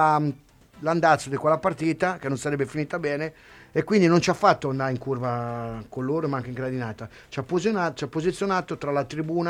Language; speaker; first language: Italian; native; Italian